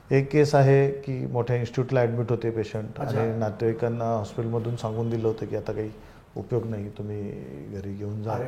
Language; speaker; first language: Marathi; native; Marathi